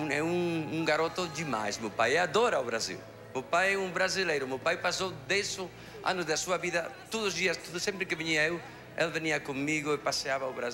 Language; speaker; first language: Portuguese; non-native, fluent; Spanish